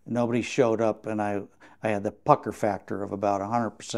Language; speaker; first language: English; native; English